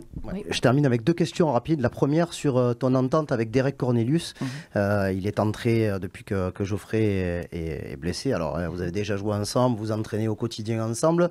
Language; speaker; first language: French; native; French